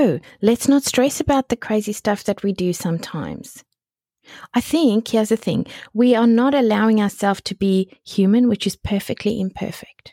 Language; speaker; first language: English; native; English